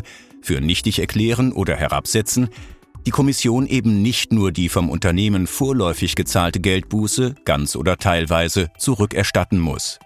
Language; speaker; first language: German; native; German